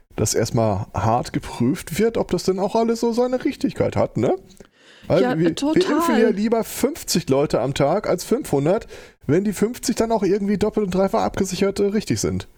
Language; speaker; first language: German; native; German